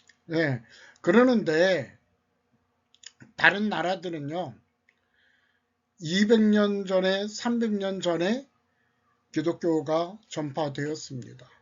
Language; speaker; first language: Korean; native; Korean